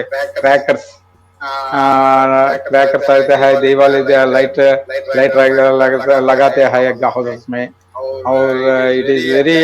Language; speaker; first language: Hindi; non-native, local second language; Telugu